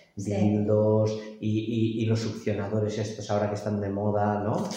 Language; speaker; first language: Spanish; native; Spanish